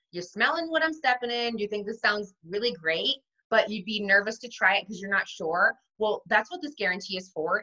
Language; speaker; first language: English; native; English